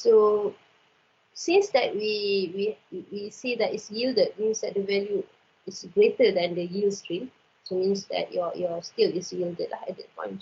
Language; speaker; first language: English; non-native, local second language; Malay